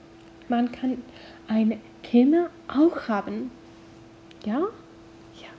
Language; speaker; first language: German; non-native, learner; English